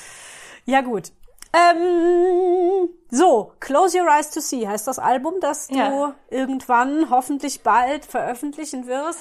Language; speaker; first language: German; native; German